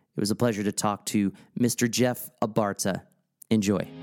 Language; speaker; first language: English; native; English